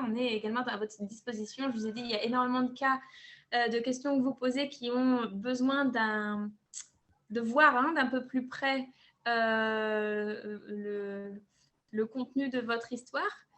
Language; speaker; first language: French; native; French